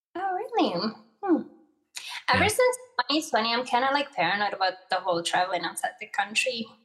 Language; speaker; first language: English; early bilingual, other home language; Arabic